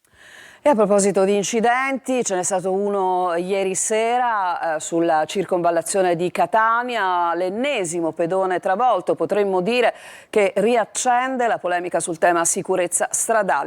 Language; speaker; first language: Italian; native; Italian